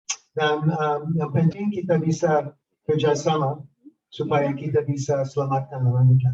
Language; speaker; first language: Indonesian; non-native, fluent; English